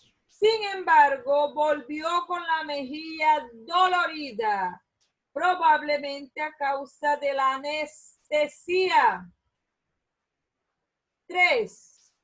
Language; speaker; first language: Spanish; non-native, learner; Portuguese